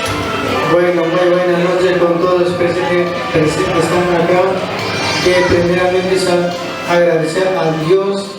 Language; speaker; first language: Spanish; non-native, local second language; Quechua